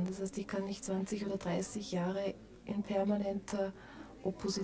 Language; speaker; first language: German; native; German